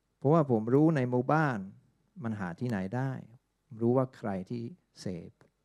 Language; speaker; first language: Thai; non-native, fluent; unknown